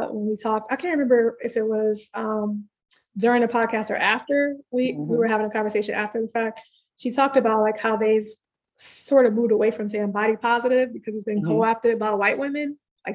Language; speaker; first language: English; native; English